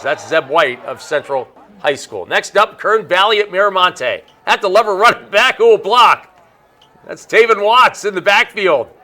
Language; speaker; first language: English; native; English